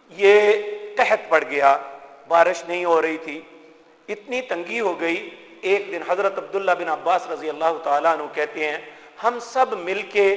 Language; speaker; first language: Urdu; non-native, local second language; Punjabi